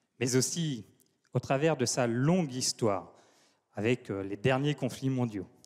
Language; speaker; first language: French; native; French